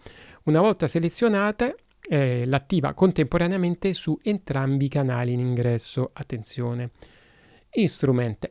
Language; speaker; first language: Italian; native; Italian